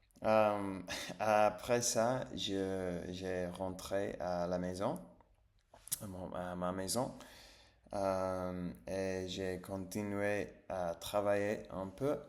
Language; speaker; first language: French; non-native, learner; English